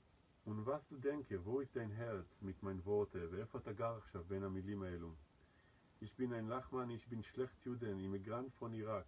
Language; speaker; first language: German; non-native, learner; Hebrew